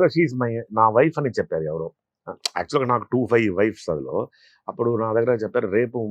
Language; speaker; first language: Telugu; non-native, fluent; Tamil